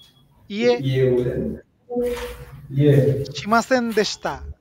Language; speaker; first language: Japanese; non-native, fluent; Bangla